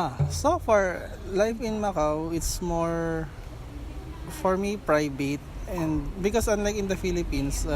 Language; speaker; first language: English; non-native, learner; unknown